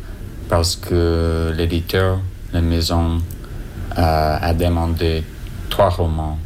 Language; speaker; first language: French; non-native, learner; English